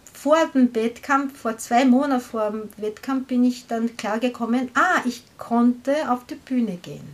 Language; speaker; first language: German; non-native, learner; Korean